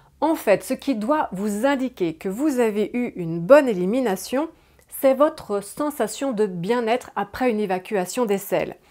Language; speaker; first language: French; native; French